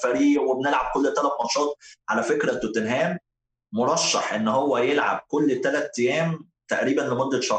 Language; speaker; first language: Arabic; native; Arabic